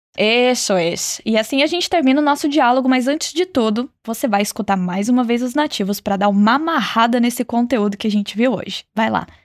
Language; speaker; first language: Portuguese; native; Portuguese